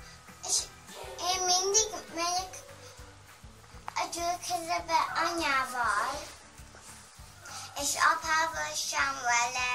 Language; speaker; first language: Hungarian; early bilingual, heritage; Hungarian